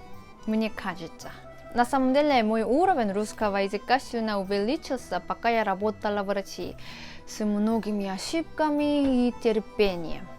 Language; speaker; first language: Russian; non-native, fluent; Korean